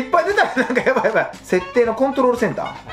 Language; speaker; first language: Japanese; native; Japanese